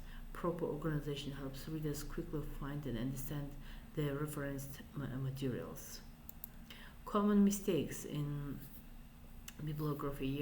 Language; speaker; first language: English; non-native, fluent; Kazakh